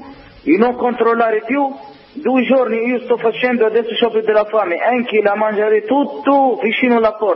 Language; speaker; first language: Italian; non-native, learner; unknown